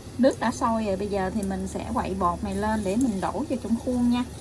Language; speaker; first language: Vietnamese; native; Vietnamese